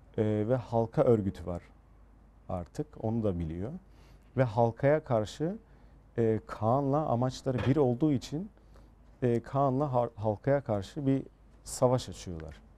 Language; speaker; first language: Turkish; early bilingual, heritage; Turkish